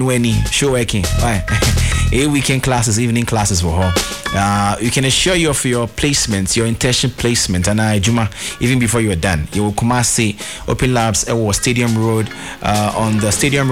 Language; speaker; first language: English; non-native, local second language; Ewe